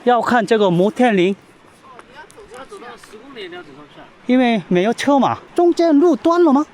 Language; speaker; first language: Chinese; non-native, fluent; Korean